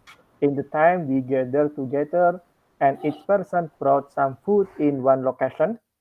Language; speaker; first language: English; non-native, learner; Indonesian